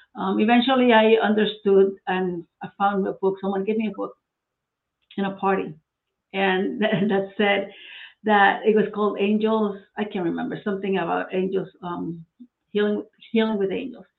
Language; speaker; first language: English; non-native, fluent; Spanish